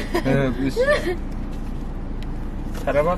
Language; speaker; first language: Japanese; early bilingual, other home language; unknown